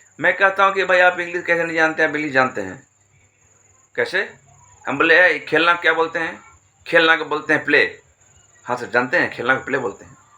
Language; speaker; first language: Hindi; native; Hindi